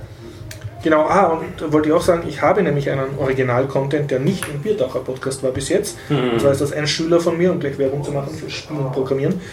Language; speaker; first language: German; native; German